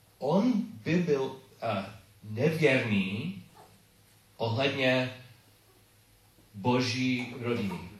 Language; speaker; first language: Czech; non-native, learner; English